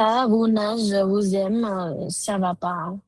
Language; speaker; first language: French; non-native, fluent; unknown